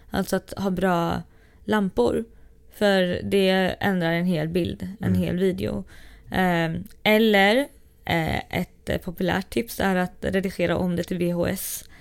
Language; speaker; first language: Swedish; native; Swedish